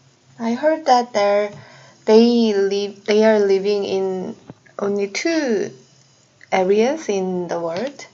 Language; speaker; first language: English; non-native, learner; Korean